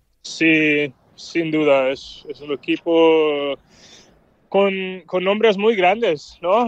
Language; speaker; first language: Spanish; non-native, fluent; Danish